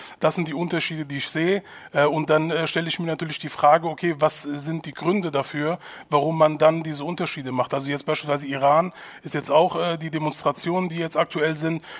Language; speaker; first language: German; native; German